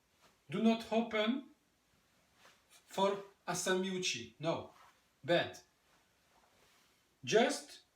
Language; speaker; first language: English; non-native, learner; French